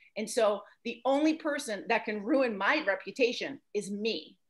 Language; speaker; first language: English; native; English